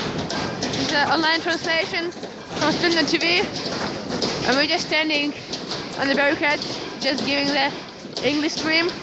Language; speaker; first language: English; non-native, fluent; Ukrainian